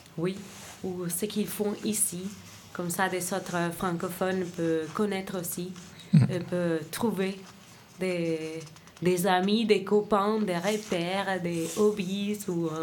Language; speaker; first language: French; non-native, fluent; Spanish